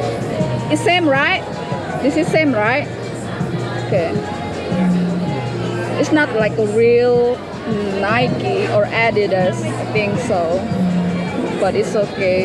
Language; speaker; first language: English; non-native, learner; Indonesian